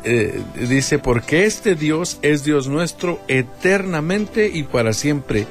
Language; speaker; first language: Spanish; native; Spanish